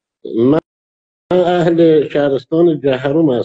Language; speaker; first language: Persian; native; Persian